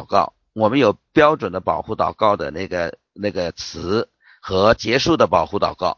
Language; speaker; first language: Chinese; native; Chinese